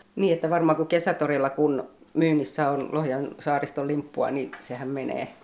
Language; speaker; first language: Finnish; native; Finnish